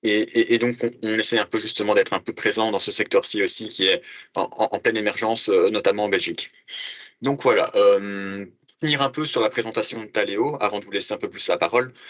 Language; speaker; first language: French; native; French